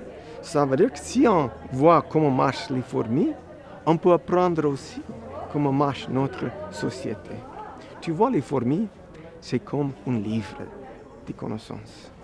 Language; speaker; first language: French; non-native, fluent; English